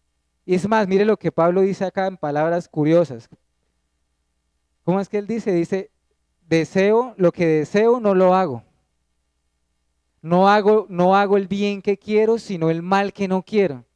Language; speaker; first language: Spanish; native; Spanish